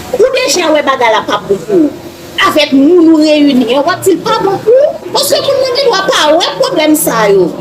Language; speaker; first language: Haitian Creole; native; Haitian Creole